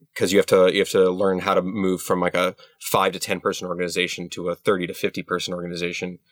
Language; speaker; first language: English; native; English